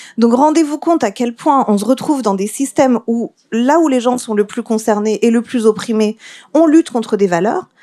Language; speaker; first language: French; early bilingual, other home language; Persian